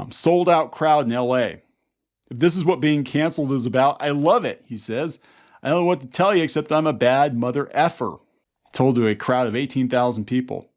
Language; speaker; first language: English; native; English